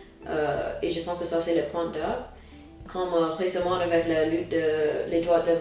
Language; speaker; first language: French; non-native, fluent; English